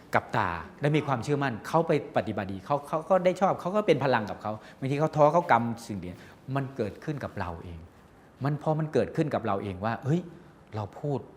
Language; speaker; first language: Thai; native; Thai